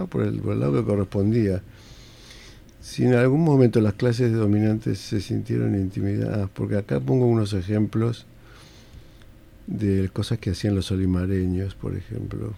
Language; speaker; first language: Spanish; native; Spanish